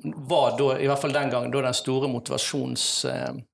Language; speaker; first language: Norwegian; native; Norwegian